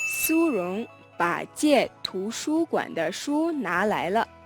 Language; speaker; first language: Chinese; non-native, learner; Mongolian